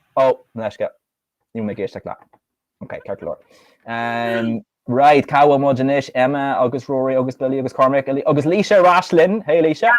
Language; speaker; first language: Irish; native; Irish